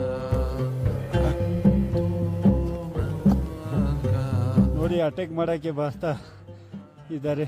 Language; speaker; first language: Kannada; native; Kannada